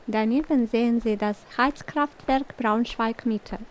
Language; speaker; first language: German; non-native, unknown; Russian